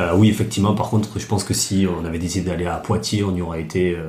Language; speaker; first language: French; native; French